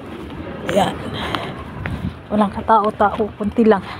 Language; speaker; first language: Filipino; native; Filipino